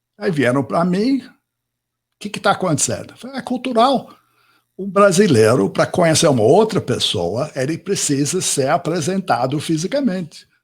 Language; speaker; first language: Portuguese; non-native, fluent; English